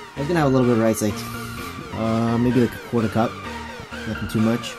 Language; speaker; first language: English; native; English